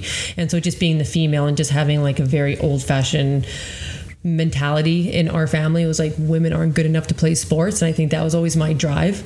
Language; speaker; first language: English; non-native, fluent; Croatian